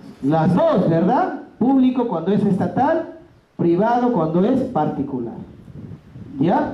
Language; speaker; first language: Spanish; native; Spanish